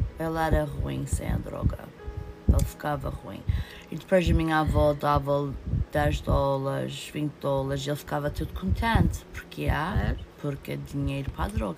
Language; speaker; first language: Portuguese; early bilingual, heritage; Portuguese